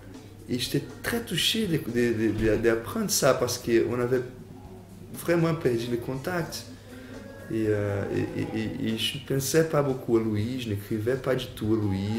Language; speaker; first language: French; non-native, fluent; Portuguese